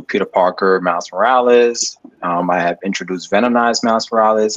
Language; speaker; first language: English; native; English